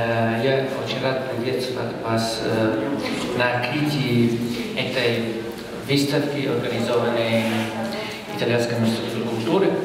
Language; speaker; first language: Russian; non-native, fluent; Italian